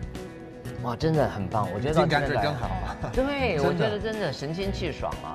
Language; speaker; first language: Chinese; native; Chinese